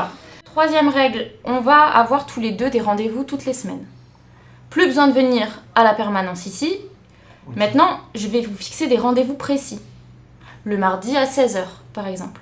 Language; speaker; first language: French; native; French